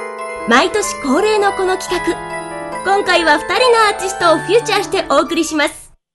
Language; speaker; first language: Japanese; native; Japanese